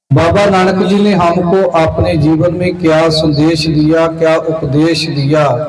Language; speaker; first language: Urdu; non-native, local second language; Punjabi